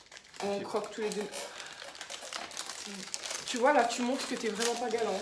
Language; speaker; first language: French; native; French